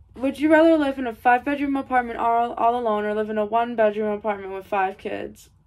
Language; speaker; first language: English; native; English